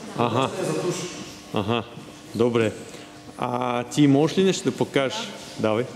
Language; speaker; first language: Bulgarian; non-native, learner; Russian